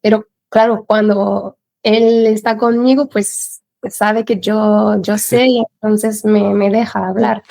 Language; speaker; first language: Spanish; non-native, fluent; French